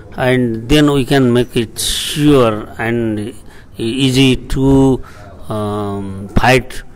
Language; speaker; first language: English; non-native, local second language; Nepali